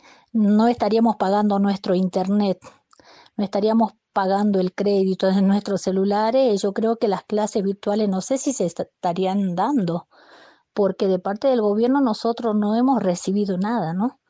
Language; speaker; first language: Spanish; native; Spanish